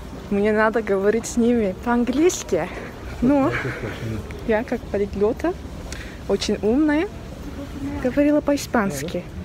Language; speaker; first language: Russian; non-native, learner; Turkish